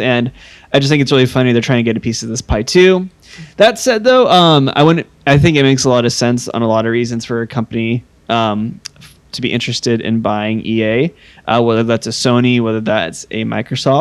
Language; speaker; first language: English; native; English